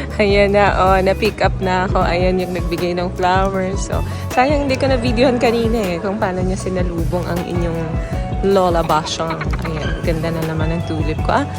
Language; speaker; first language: Filipino; non-native, local second language; Cebuano